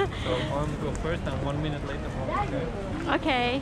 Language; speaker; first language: English; non-native, learner; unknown